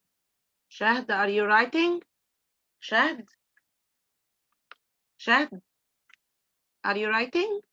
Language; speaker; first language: English; non-native, fluent; Arabic